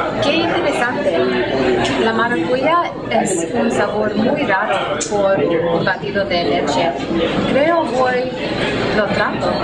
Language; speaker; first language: Spanish; non-native, learner; English